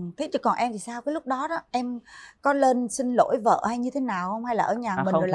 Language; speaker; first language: Vietnamese; native; Vietnamese